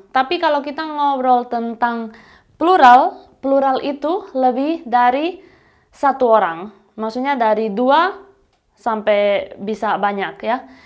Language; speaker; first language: Indonesian; non-native, fluent; Spanish